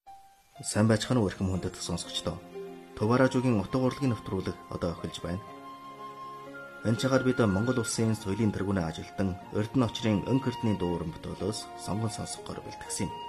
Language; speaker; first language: Mongolian; native; Mongolian